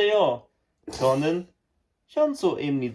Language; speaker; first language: Korean; non-native, learner; Danish